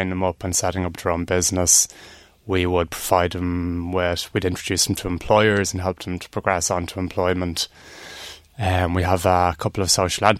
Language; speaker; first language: English; native; English